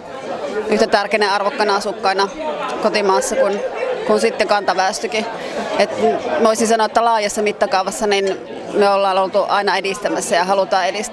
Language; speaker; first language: Finnish; native; Finnish